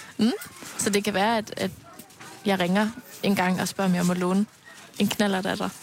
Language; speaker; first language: Danish; native; Danish